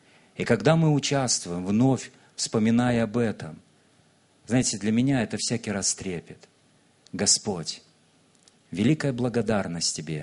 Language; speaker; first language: Russian; native; Russian